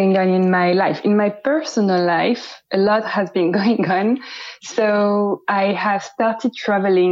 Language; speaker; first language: English; non-native, fluent; French